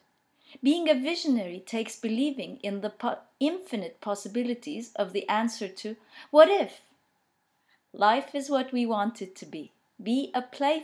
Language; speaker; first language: English; non-native, fluent; Turkish